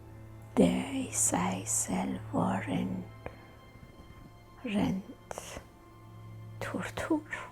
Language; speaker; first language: Norwegian; non-native, fluent; Persian